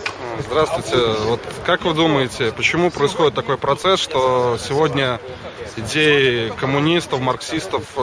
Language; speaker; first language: Russian; native; Russian